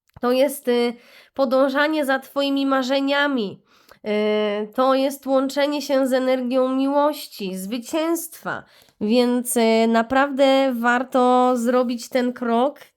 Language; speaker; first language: Polish; native; Polish